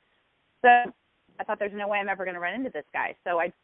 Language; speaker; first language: English; native; English